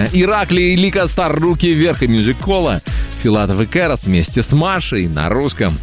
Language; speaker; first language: Russian; native; Russian